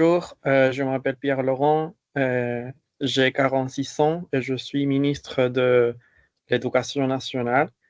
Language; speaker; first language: French; non-native, fluent; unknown